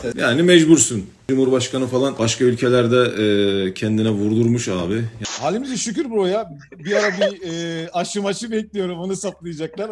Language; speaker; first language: Turkish; early bilingual, heritage; Turkish